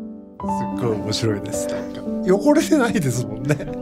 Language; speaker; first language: Japanese; native; Japanese